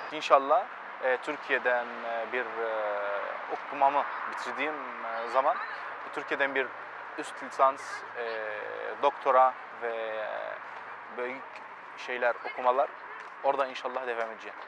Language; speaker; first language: Turkish; early bilingual, heritage; Turkish